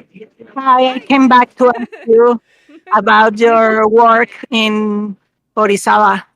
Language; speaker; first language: English; non-native, learner; Spanish